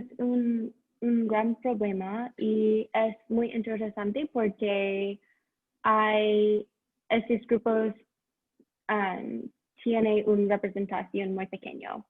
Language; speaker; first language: Spanish; non-native, learner; English